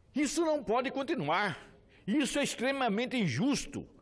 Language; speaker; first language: Portuguese; native; Portuguese